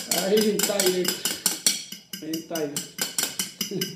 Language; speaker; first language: English; non-native, learner; Spanish